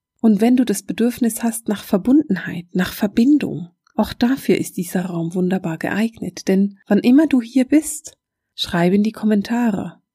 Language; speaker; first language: German; native; German